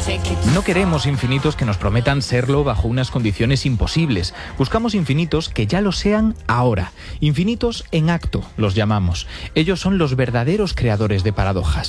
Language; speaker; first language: Spanish; native; Spanish